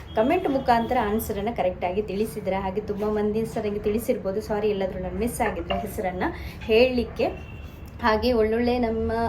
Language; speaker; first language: Kannada; non-native, local second language; Tulu